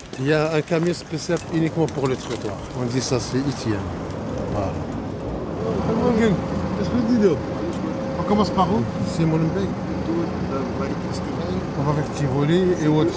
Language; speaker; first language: French; native; French